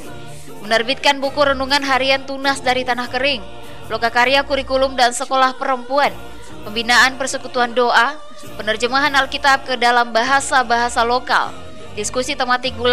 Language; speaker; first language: Indonesian; native; Indonesian